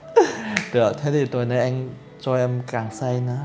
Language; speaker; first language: Vietnamese; non-native, fluent; Chinese